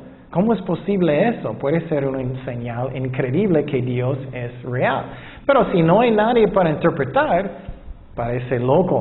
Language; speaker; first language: Spanish; non-native, fluent; English